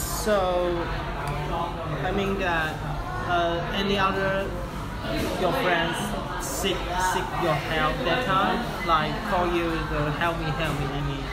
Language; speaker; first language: English; non-native, fluent; Cantonese